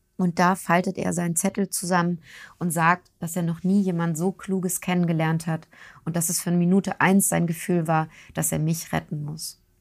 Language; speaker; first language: German; early bilingual, other home language; Turkish